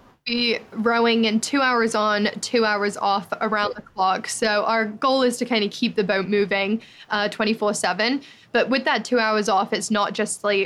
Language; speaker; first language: English; native; English